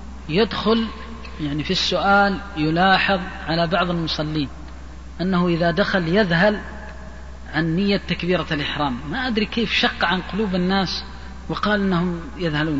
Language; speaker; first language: Arabic; native; Arabic